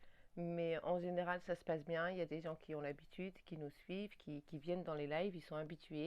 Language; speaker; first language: French; native; French